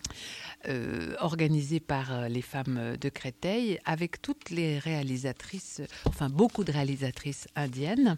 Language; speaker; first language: French; native; French